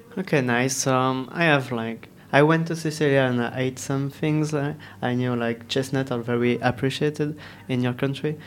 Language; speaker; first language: English; non-native, learner; French